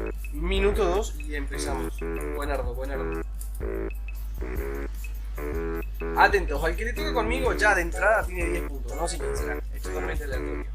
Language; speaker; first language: Spanish; native; Spanish